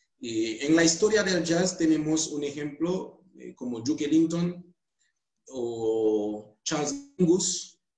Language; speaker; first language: Spanish; non-native, fluent; Haitian Creole